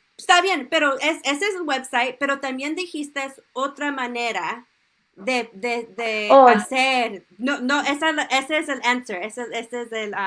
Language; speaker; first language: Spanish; early bilingual, heritage; Spanish